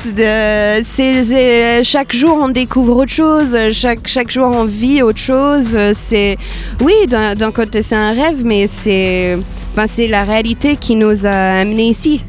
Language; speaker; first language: French; non-native, fluent; English